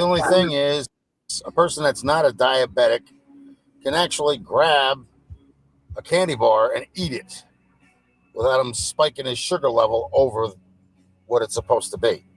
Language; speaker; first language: English; native; English